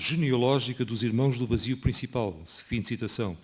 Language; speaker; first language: Portuguese; native; Portuguese